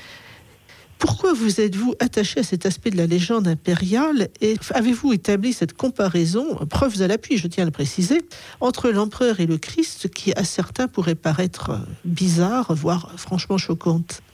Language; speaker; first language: French; native; French